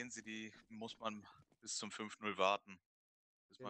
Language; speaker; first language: German; native; German